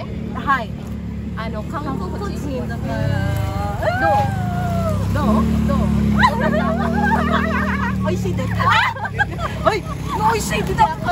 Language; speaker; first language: Japanese; non-native, learner; Filipino